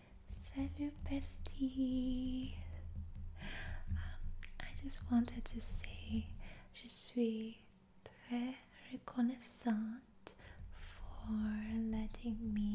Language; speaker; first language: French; non-native, fluent; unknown